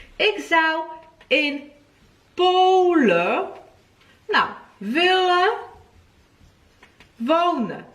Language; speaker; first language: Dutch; non-native, fluent; Polish